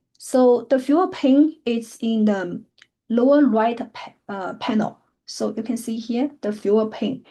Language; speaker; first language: English; non-native, fluent; Chinese